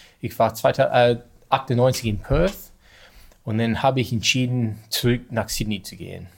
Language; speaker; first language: German; non-native, learner; English